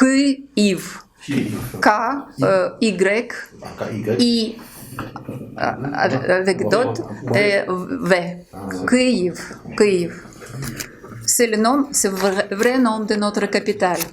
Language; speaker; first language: French; non-native, fluent; Ukrainian